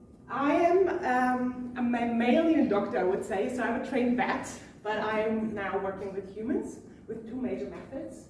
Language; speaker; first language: English; non-native, fluent; German